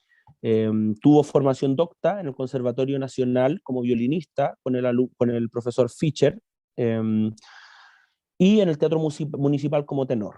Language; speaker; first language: Spanish; native; Spanish